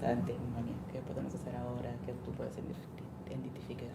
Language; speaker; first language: Spanish; early bilingual, heritage; Spanish